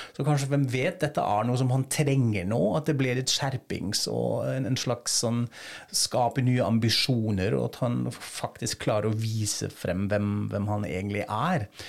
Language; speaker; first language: Norwegian; non-native, fluent; German